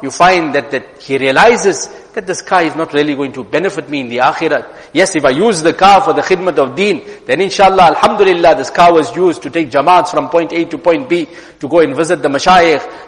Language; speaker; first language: English; native; English